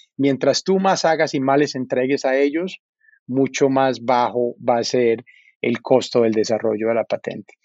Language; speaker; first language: Spanish; native; Spanish